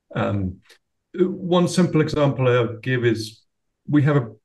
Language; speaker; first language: English; native; English